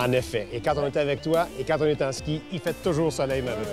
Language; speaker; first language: French; native; French